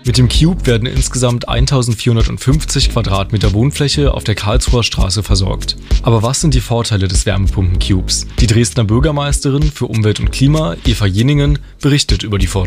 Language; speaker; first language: German; native; German